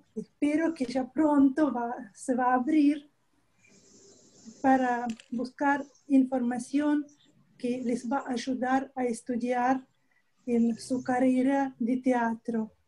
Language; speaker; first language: Spanish; non-native, fluent; Russian